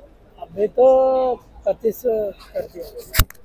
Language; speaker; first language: Hindi; non-native, learner; Bangla